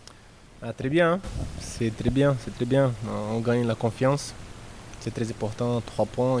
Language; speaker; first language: French; non-native, learner; Portuguese